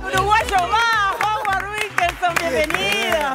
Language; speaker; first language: Spanish; native; Spanish